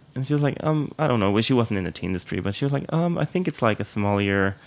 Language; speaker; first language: English; non-native, fluent; Swedish